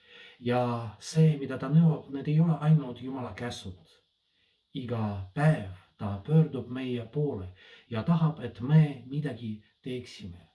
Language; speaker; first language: Estonian; non-native, fluent; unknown